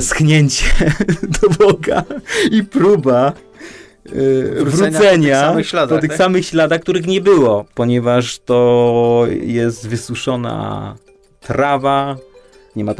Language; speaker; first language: Polish; native; Polish